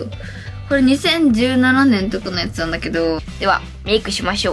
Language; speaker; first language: Japanese; native; Japanese